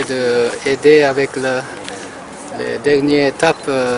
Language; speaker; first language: French; non-native, fluent; Japanese